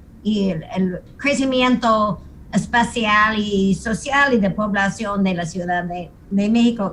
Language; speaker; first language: Spanish; non-native, fluent; English